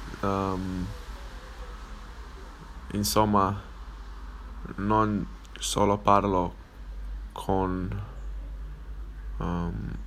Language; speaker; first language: Italian; non-native, learner; English